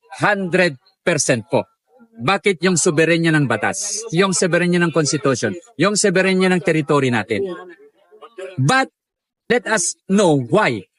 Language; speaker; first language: Filipino; non-native, local second language; Iloko